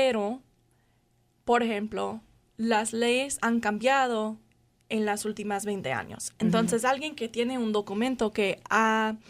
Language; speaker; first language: Spanish; non-native, learner; English